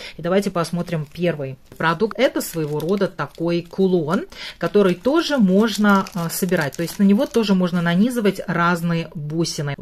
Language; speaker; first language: Russian; native; Russian